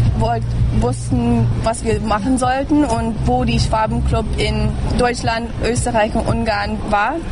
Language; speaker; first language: German; early bilingual, heritage; English